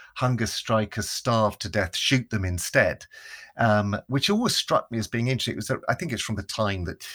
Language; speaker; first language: English; native; English